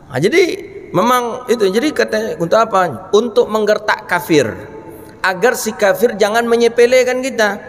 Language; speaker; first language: Malay; non-native, local second language; Minangkabau